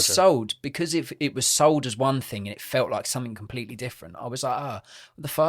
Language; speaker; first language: English; native; English